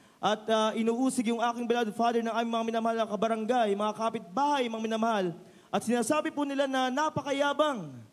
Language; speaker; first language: Filipino; native; Filipino